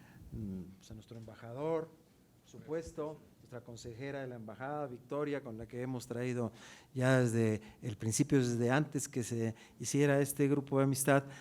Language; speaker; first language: Spanish; native; Spanish